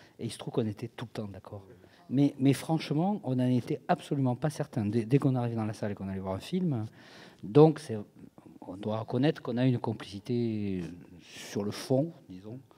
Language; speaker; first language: French; native; French